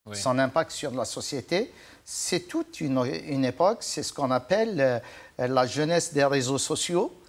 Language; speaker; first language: French; non-native, local second language; Arabic